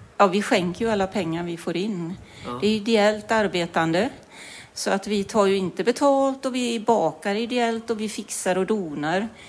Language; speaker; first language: Swedish; native; Swedish